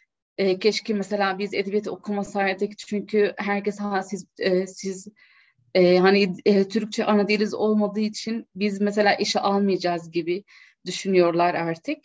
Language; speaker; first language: Turkish; non-native, fluent; Arabic